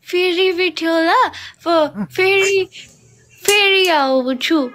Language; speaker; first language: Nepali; non-native, learner; Hindi